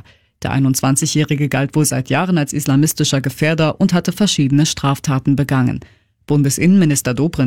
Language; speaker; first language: German; native; German